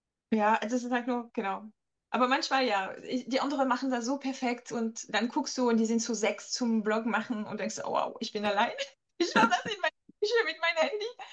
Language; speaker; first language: German; non-native, fluent; French